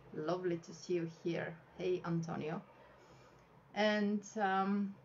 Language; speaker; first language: English; non-native, fluent; Bulgarian